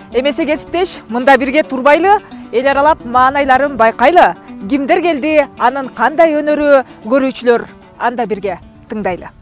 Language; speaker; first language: Kyrgyz; native; Kyrgyz